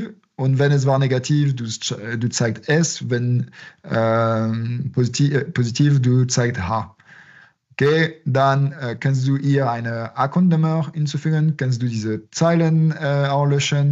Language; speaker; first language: German; non-native, fluent; French